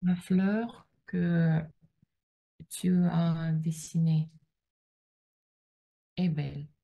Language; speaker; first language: French; non-native, learner; Russian